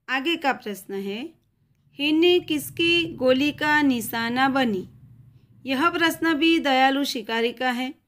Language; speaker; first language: Hindi; non-native, local second language; Gujarati